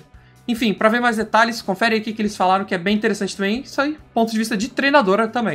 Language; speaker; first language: Portuguese; native; Portuguese